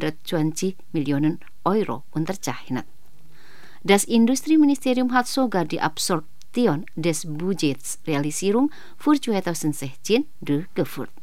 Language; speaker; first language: German; non-native, fluent; Indonesian